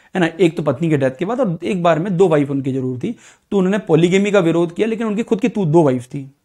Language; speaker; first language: Hindi; native; Hindi